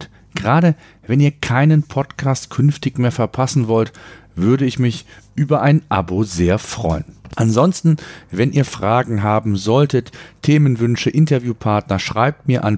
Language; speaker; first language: German; native; German